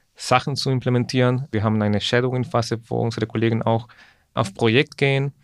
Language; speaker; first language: German; non-native, fluent; Spanish